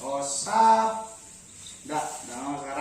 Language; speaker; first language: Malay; non-native, local second language; Madurese